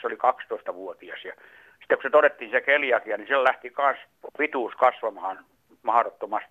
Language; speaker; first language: Finnish; native; Finnish